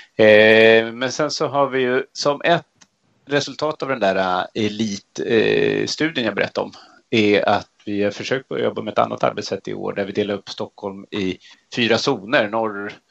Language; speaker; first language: Swedish; native; Swedish